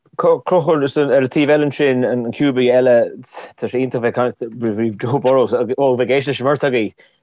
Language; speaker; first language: Irish; native; Irish